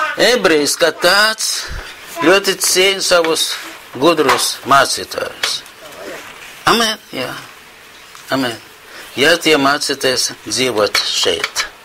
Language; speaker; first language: Latvian; non-native, local second language; Russian